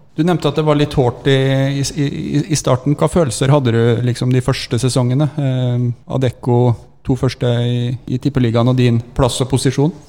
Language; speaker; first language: Norwegian; native; Norwegian